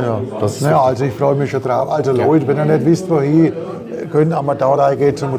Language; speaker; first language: German; native; German